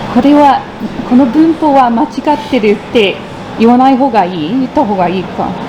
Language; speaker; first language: Japanese; non-native, fluent; English